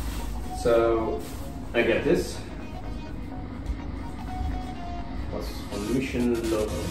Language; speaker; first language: English; non-native, fluent; Dutch